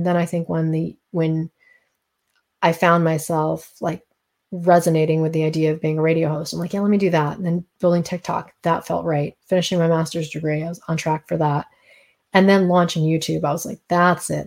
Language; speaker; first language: English; native; English